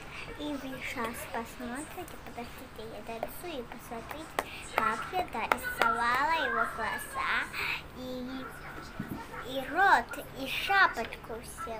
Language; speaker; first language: Russian; early bilingual, heritage; Russian